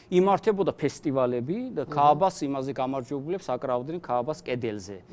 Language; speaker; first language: Georgian; non-native, local second language; Azerbaijani